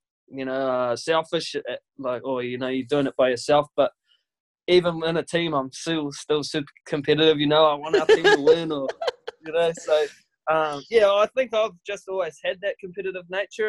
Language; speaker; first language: English; native; English